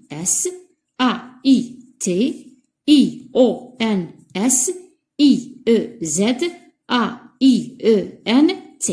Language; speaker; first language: French; non-native, local second language; Arabic